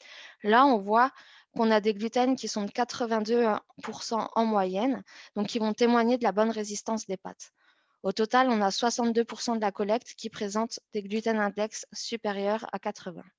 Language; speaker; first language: French; native; French